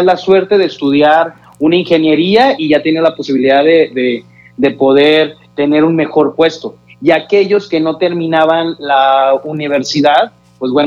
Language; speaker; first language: Spanish; native; Spanish